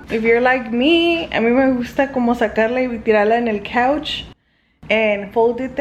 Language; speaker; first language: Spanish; early bilingual, heritage; English